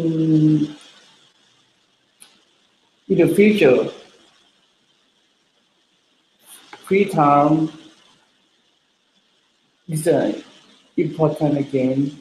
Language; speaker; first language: English; non-native, learner; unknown